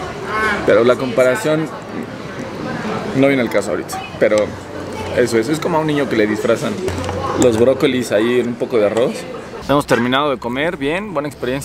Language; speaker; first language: Spanish; native; Spanish